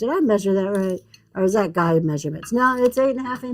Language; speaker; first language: English; native; English